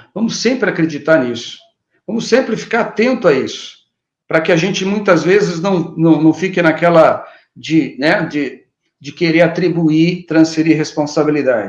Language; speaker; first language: Portuguese; native; Portuguese